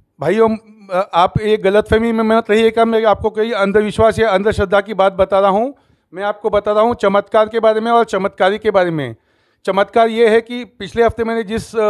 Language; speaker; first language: Hindi; native; Hindi